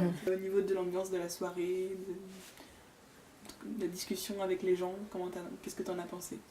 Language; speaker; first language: French; native; French